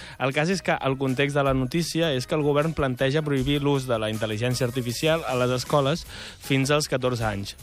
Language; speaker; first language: Catalan; native; Catalan